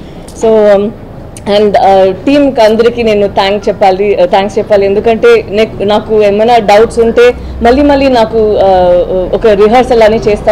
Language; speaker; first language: Telugu; non-native, fluent; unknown